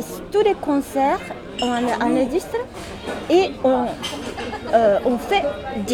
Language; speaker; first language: French; non-native, learner; Japanese